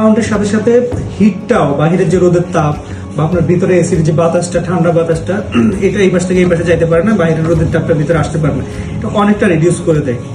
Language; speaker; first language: Bangla; native; Bangla